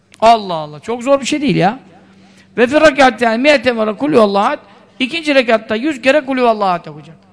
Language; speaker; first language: Turkish; native; Turkish